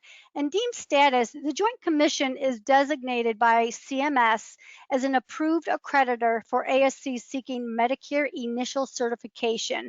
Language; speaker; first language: English; native; English